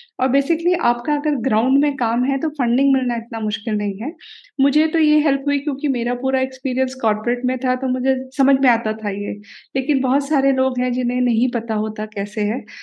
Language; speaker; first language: Hindi; native; Hindi